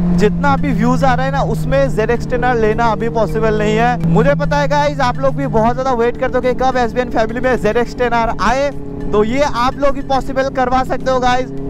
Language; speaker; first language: Hindi; non-native, local second language; Assamese